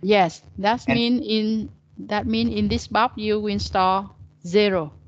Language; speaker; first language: English; non-native, learner; Vietnamese